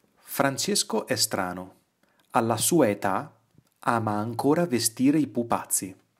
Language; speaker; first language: Italian; native; Italian